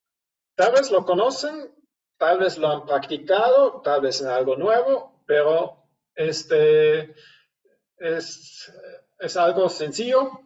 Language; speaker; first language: Spanish; non-native, fluent; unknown